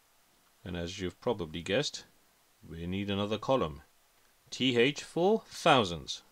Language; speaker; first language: English; native; English